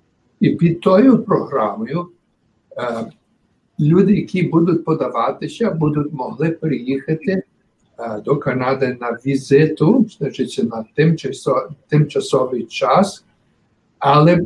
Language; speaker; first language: Ukrainian; early bilingual, heritage; Ukrainian